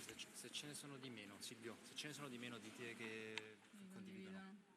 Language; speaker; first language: Italian; native; Italian